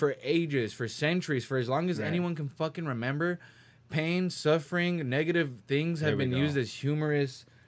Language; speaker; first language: English; early bilingual, other home language; Spanish